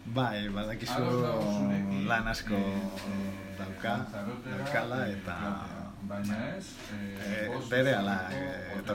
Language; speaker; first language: Basque; non-native, learner; Spanish